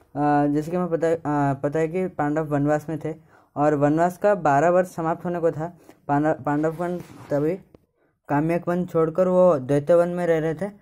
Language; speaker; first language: Hindi; native; Hindi